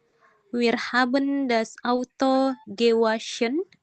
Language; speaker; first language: German; non-native, learner; Indonesian